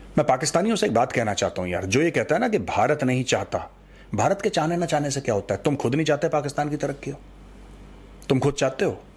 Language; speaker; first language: Hindi; native; Hindi